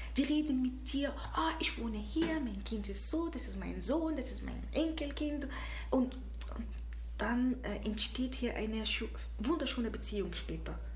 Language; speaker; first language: German; non-native, fluent; Arabic